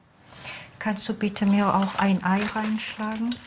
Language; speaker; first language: German; non-native, fluent; Hebrew